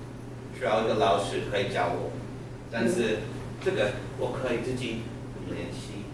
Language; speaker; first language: Chinese; non-native, learner; English